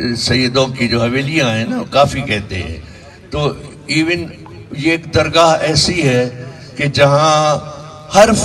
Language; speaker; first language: Urdu; non-native, local second language; Sindhi